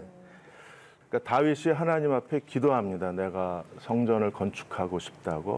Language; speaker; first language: Korean; native; Korean